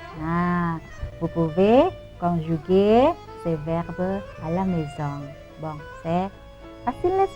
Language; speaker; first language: French; non-native, fluent; Indonesian